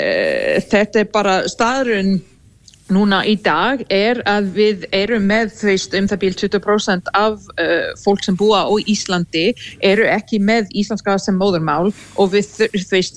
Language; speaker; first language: Icelandic; non-native, fluent; English